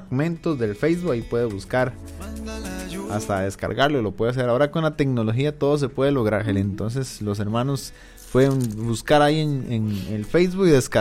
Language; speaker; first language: Spanish; native; Spanish